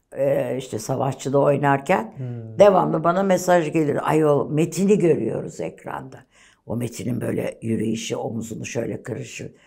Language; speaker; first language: Turkish; native; Turkish